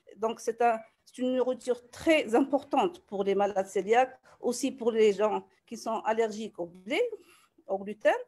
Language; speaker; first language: French; non-native, local second language; Arabic